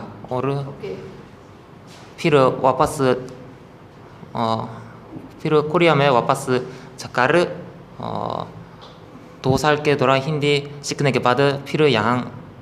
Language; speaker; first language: Hindi; non-native, learner; Korean